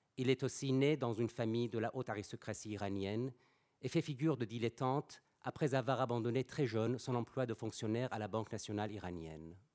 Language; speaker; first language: French; non-native, fluent; Persian